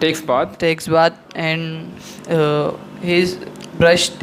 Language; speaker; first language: English; non-native, learner; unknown